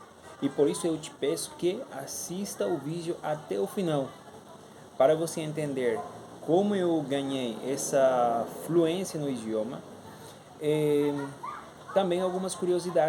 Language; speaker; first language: Portuguese; non-native, fluent; Spanish